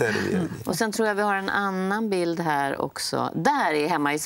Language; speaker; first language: Swedish; native; Swedish